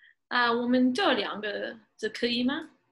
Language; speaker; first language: Chinese; non-native, learner; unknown